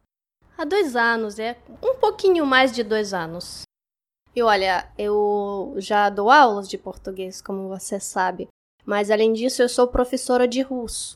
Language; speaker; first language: Portuguese; non-native, fluent; Russian